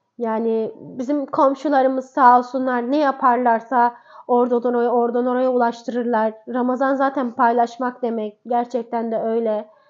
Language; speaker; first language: Turkish; native; Turkish